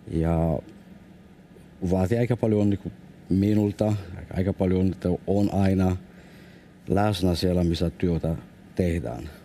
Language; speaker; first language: Finnish; non-native, fluent; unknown